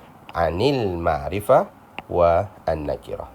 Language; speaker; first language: Arabic; non-native, fluent; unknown